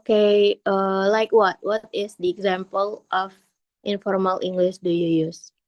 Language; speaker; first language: English; non-native, learner; Indonesian